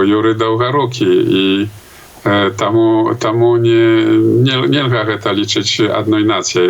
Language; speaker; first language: Polish; non-native, local second language; Belarusian